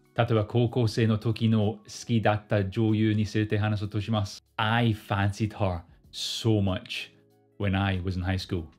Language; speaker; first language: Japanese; non-native, fluent; English